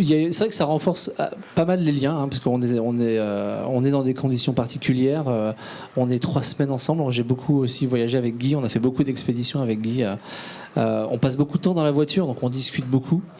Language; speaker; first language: French; native; French